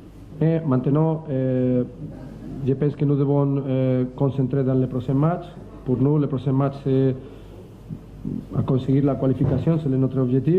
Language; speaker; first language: French; non-native, learner; Spanish